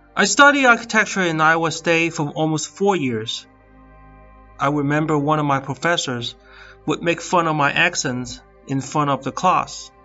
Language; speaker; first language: English; non-native, fluent; Cantonese